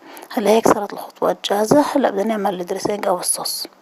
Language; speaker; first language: Arabic; native; Arabic